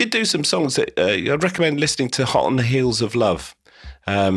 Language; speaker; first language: English; native; English